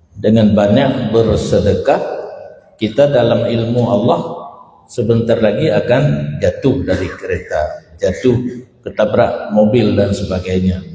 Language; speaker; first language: Malay; non-native, local second language; Achinese